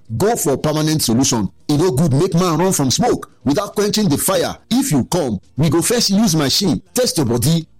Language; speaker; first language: Nigerian Pidgin; non-native, local second language; Yoruba